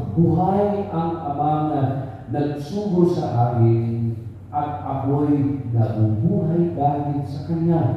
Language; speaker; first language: Filipino; non-native, local second language; Cebuano